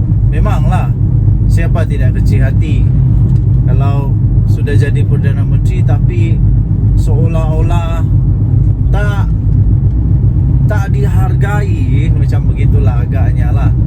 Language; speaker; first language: Malay; native; Malay